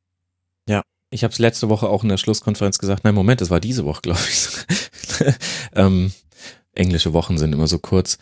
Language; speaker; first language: German; native; German